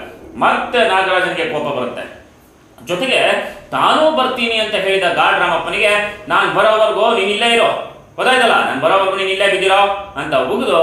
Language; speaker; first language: Kannada; native; Kannada